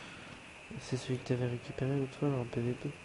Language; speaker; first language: French; native; French